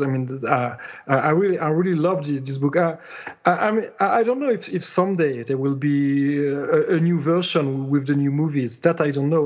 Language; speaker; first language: English; non-native, fluent; French